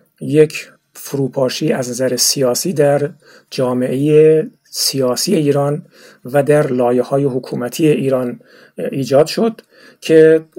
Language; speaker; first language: Persian; non-native, local second language; Turkmen